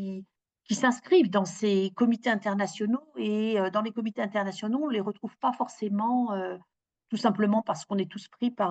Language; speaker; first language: French; native; French